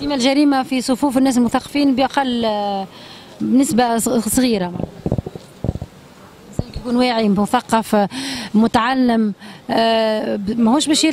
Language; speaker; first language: Arabic; native; Arabic